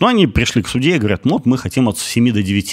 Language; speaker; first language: Russian; native; Russian